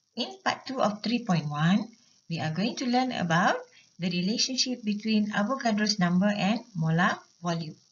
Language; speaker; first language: English; non-native, local second language; Malay